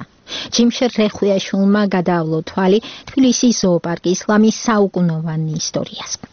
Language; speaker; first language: Georgian; native; Georgian